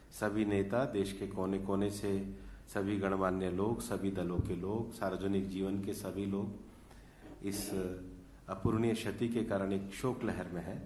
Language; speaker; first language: Hindi; native; Hindi